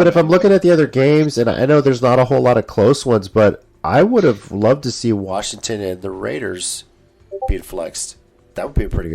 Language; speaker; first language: English; native; English